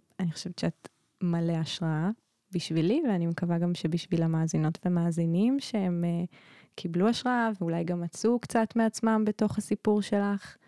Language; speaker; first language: Hebrew; native; Hebrew